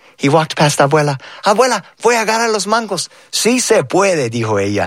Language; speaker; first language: Spanish; early bilingual, heritage; Spanish